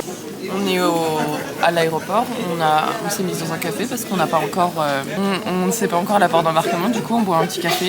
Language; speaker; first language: French; native; French